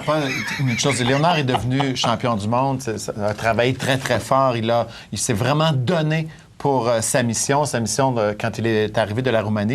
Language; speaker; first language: French; native; French